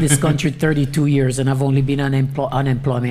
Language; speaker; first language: English; non-native, local second language; Jamaican Creole English